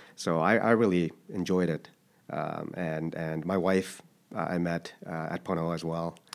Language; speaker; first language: English; early bilingual, other home language; Korean